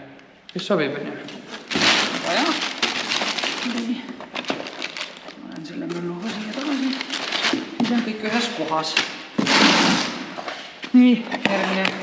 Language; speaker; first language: Estonian; native; Estonian